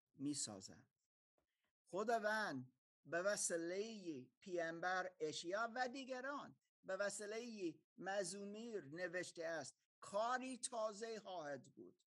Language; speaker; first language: Persian; non-native, fluent; German